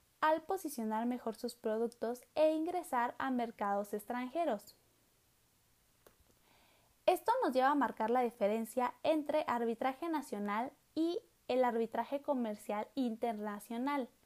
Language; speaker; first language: Spanish; native; Spanish